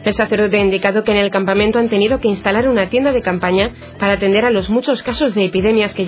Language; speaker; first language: Spanish; native; Spanish